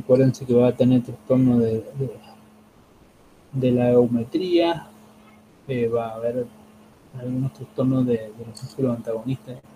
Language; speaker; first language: Spanish; native; Spanish